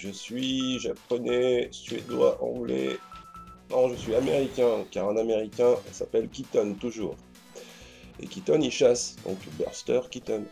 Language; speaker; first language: French; native; French